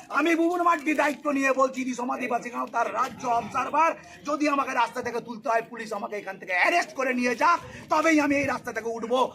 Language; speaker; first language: Bangla; non-native, local second language; Santali